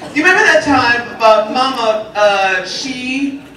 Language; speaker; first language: English; native; English